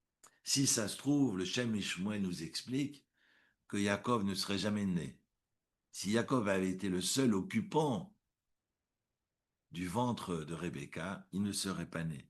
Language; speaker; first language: French; native; French